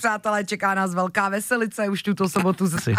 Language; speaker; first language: Czech; native; Czech